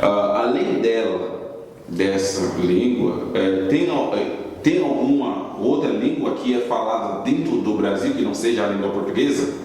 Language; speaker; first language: Portuguese; non-native, fluent; Haitian Creole